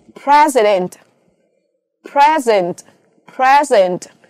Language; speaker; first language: English; non-native, fluent; Vietnamese